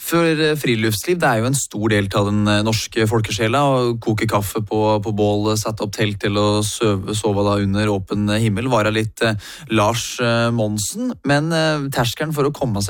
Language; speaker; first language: Norwegian; native; Norwegian